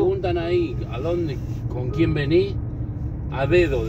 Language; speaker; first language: Spanish; native; Spanish